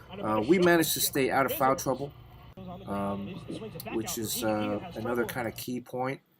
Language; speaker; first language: English; native; English